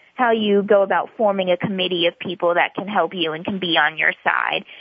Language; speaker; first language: English; native; English